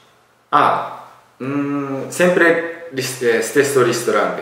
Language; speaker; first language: Italian; non-native, learner; Japanese